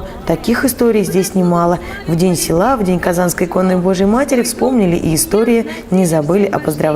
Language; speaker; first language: Russian; native; Russian